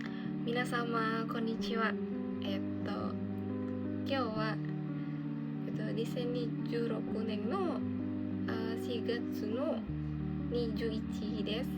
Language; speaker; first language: Japanese; non-native, learner; Indonesian